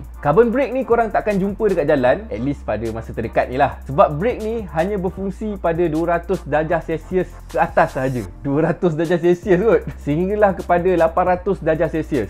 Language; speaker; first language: Malay; native; Malay